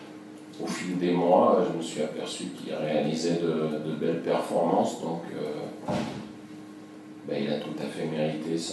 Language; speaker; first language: French; native; French